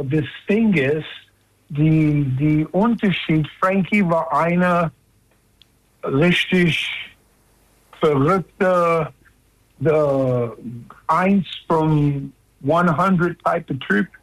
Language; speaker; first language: German; non-native, learner; English